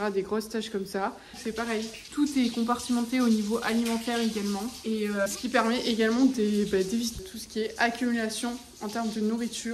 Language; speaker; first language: French; native; French